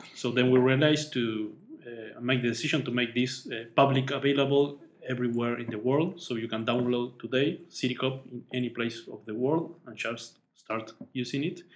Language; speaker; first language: English; non-native, fluent; Spanish